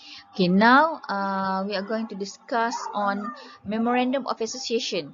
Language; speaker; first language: English; non-native, local second language; Malay